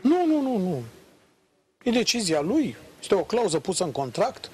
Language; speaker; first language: Romanian; native; Romanian